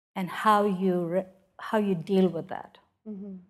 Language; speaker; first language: English; non-native, local second language; Urdu